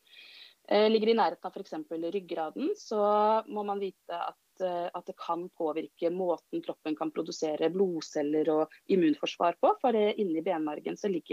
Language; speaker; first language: Norwegian; native; Norwegian